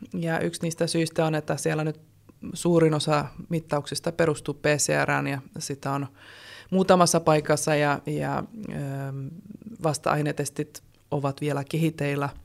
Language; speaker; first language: Finnish; non-native, fluent; Czech